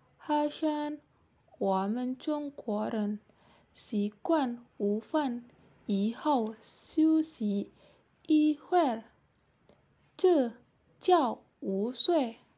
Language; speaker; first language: Chinese; non-native, learner; Indonesian